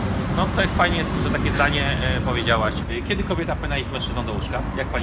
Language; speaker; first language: Polish; native; Polish